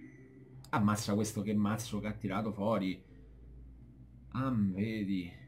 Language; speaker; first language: Italian; native; Italian